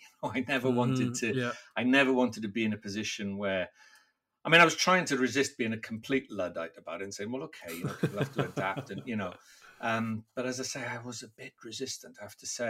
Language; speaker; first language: English; non-native, local second language; Welsh